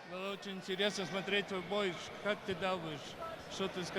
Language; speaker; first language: Russian; early bilingual, heritage; Russian